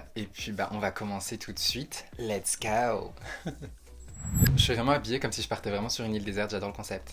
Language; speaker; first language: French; native; French